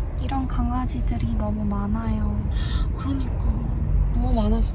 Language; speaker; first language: Korean; early bilingual, heritage; English